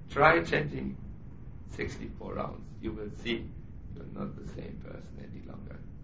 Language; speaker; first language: English; non-native, fluent; German